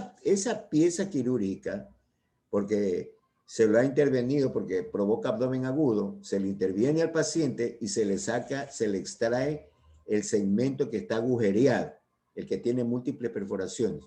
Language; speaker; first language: Spanish; native; Spanish